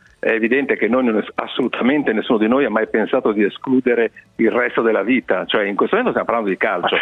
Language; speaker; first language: Italian; native; Italian